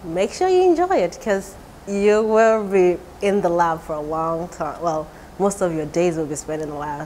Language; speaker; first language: English; non-native, local second language; Igbo